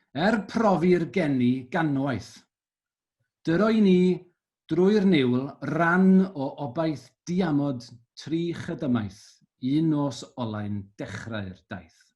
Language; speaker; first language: Welsh; native; Welsh